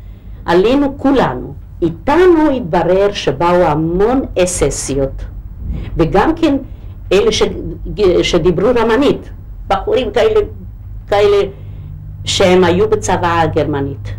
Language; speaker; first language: Hebrew; non-native, local second language; Hungarian